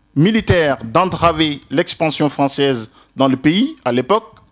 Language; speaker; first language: French; non-native, local second language; Wolof